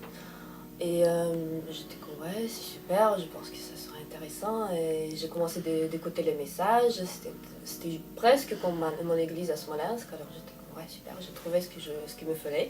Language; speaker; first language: French; non-native, fluent; Russian